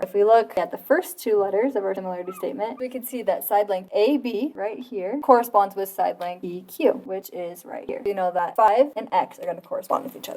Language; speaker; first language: English; native; English